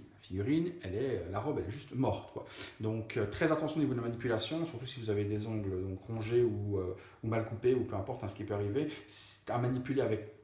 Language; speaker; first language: French; native; French